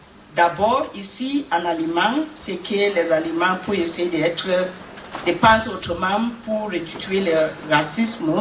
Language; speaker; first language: French; non-native, learner; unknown